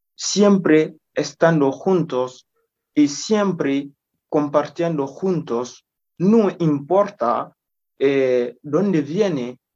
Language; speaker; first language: Spanish; non-native, fluent; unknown